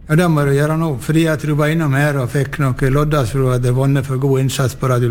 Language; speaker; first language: Norwegian; native; Norwegian